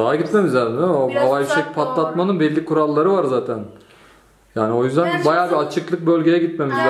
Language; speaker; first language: Turkish; native; Turkish